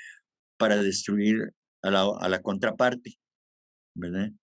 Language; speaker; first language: Spanish; native; Spanish